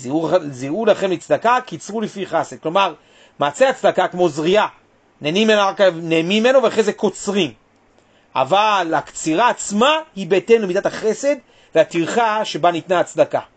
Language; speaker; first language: Hebrew; native; Hebrew